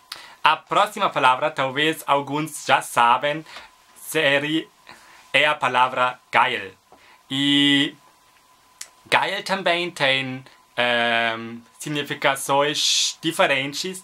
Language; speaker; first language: Portuguese; non-native, learner; German